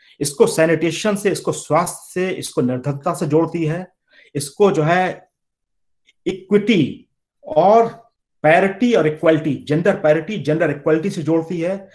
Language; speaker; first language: Hindi; native; Hindi